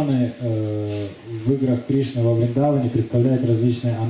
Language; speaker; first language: Russian; native; Russian